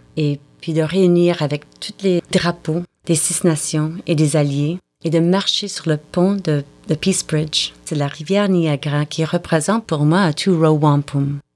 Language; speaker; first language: French; native; French